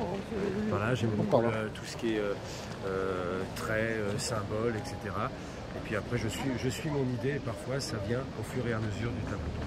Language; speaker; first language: French; native; French